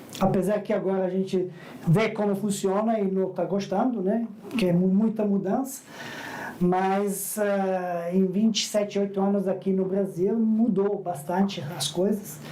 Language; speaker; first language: Portuguese; non-native, fluent; Serbian